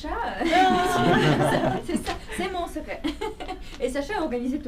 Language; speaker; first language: French; non-native, fluent; Russian